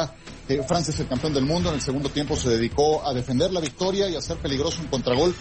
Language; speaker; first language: Spanish; native; Spanish